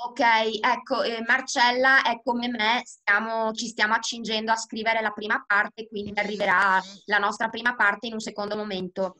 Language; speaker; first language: Italian; native; Italian